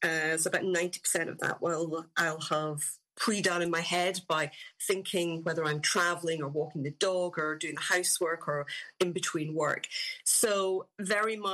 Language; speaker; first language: English; native; English